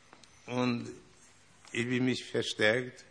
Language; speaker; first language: German; non-native, learner; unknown